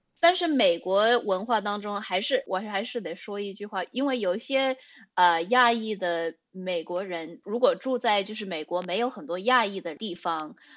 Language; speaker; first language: Chinese; early bilingual, heritage; Chinese